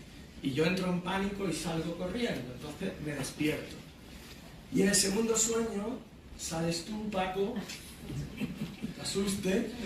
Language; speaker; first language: Spanish; native; Spanish